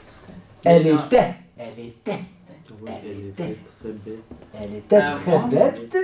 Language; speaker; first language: French; non-native, fluent; Kurdish